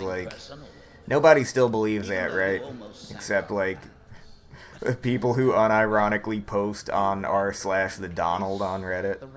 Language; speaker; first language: English; native; English